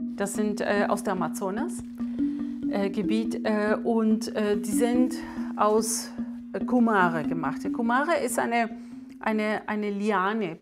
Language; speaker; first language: German; non-native, fluent; Spanish